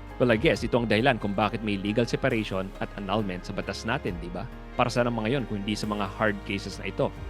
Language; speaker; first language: Filipino; native; Filipino